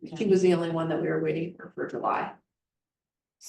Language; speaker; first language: English; native; English